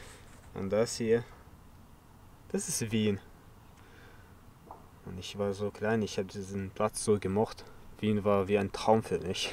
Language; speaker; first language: German; early bilingual, other home language; Chechen